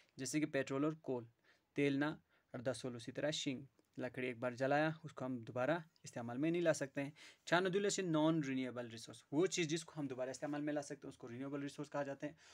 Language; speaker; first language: Hindi; non-native, local second language; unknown